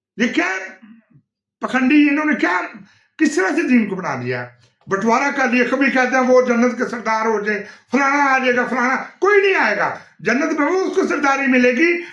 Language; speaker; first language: Urdu; non-native, local second language; Punjabi